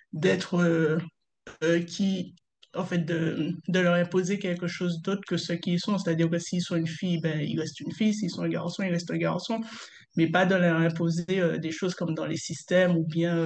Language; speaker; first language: French; native; French